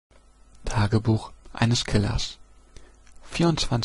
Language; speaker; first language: German; native; German